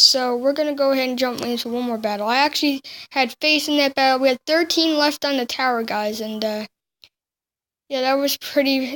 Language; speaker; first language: English; native; English